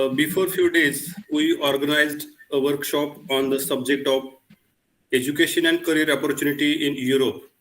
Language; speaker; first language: English; non-native, local second language; Marathi